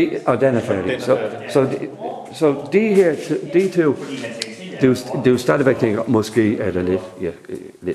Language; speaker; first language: Danish; non-native, learner; English